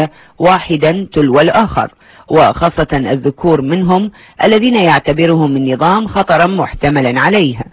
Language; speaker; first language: Arabic; native; Arabic